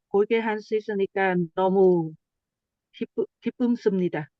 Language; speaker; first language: Korean; non-native, learner; Thai